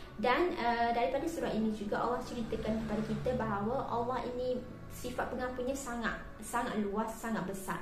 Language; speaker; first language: Malay; native; Malay